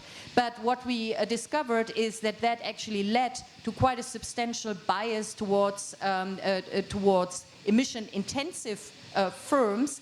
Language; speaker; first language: English; non-native, fluent; German